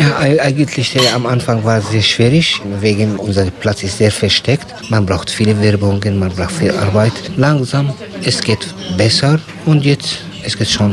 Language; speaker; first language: German; non-native, learner; Arabic